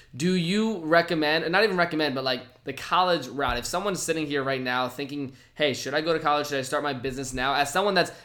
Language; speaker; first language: English; native; English